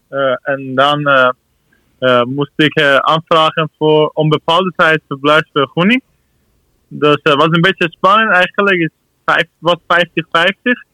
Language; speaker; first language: Dutch; non-native, learner; Persian